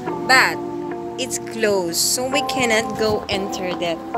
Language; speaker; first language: English; non-native, local second language; Filipino